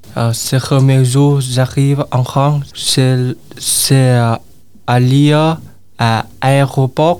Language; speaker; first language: French; non-native, learner; Vietnamese